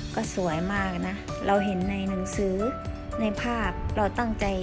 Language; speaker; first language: Thai; native; Thai